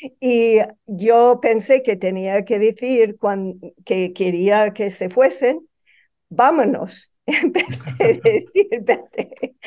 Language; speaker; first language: Spanish; non-native, fluent; English